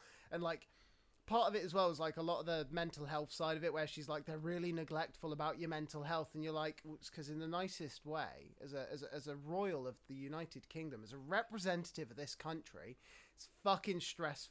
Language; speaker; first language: English; native; English